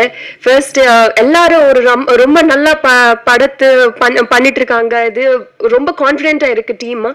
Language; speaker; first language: Tamil; non-native, learner; Telugu